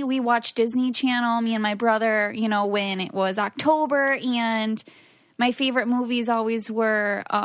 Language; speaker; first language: English; native; English